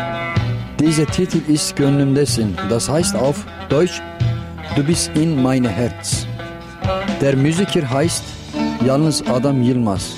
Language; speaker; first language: German; non-native, learner; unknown